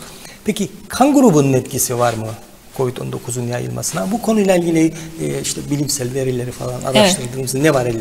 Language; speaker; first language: Turkish; native; Turkish